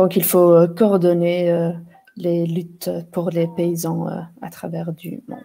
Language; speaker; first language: French; non-native, fluent; English